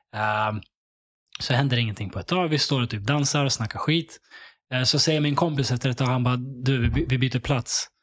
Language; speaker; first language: Swedish; early bilingual, other home language; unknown